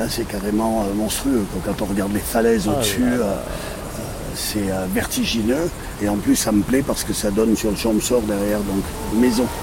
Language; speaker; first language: French; native; French